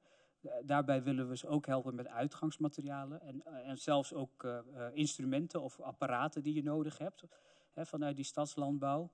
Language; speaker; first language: Dutch; early bilingual, other home language; Persian